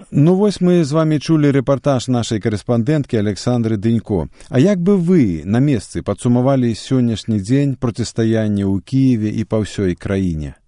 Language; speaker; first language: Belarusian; native; Belarusian